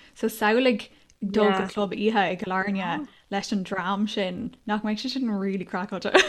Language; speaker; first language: Irish; non-native, local second language; English